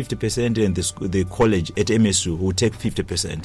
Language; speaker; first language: English; non-native, local second language; Shona